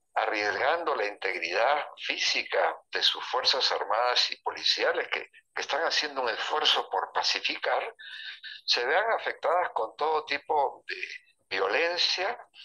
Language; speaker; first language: Spanish; native; Spanish